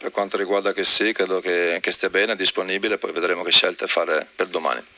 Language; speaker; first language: Italian; native; Italian